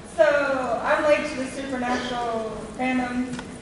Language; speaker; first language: English; native; English